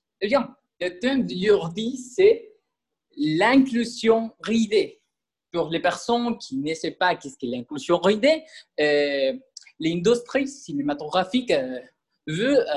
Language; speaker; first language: French; non-native, learner; Spanish